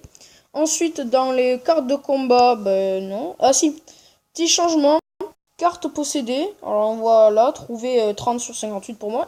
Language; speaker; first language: French; native; French